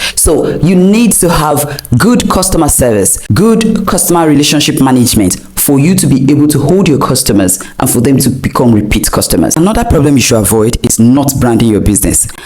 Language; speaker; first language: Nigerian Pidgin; non-native, local second language; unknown